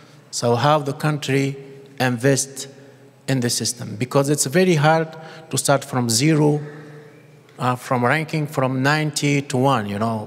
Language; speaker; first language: English; non-native, fluent; Arabic